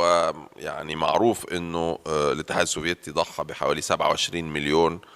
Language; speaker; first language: Arabic; native; Arabic